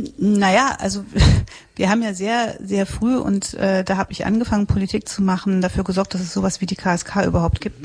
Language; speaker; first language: German; native; German